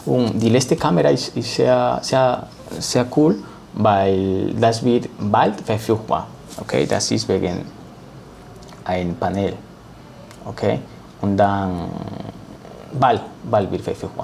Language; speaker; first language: German; non-native, learner; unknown